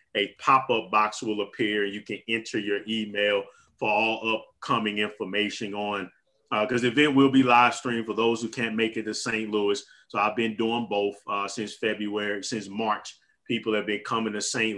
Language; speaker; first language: English; native; English